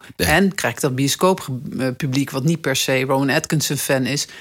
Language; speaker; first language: Dutch; native; Dutch